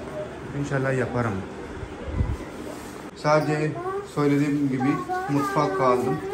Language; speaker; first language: Turkish; non-native, learner; Urdu